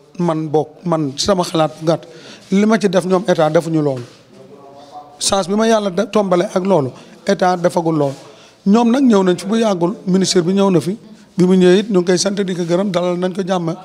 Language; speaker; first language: Wolof; native; Wolof